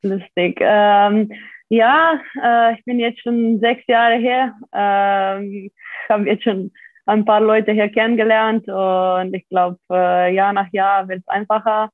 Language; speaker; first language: German; non-native, fluent; Slovenian